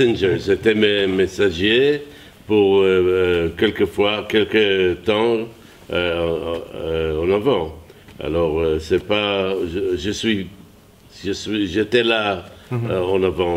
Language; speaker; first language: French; non-native, learner; Hebrew